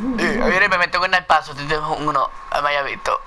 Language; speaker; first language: Spanish; native; Spanish